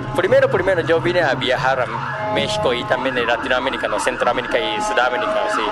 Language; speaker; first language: Spanish; non-native, fluent; Japanese